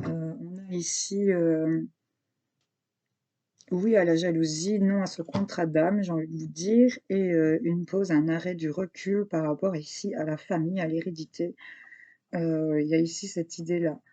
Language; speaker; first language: French; native; French